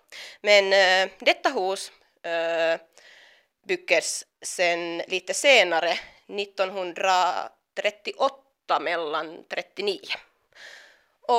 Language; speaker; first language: Swedish; non-native, local second language; Finnish